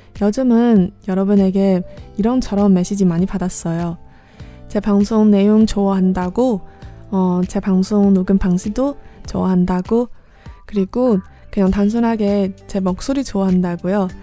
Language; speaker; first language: Korean; non-native, fluent; Chinese